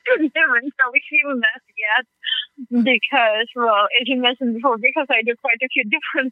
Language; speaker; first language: English; non-native, fluent; Russian